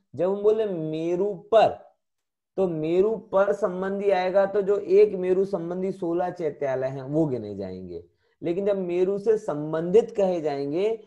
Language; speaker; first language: Hindi; native; Hindi